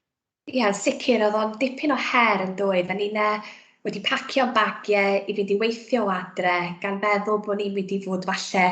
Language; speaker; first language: Welsh; native; Welsh